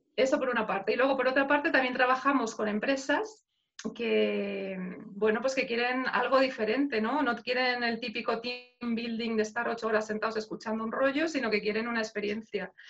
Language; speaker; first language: Spanish; native; Spanish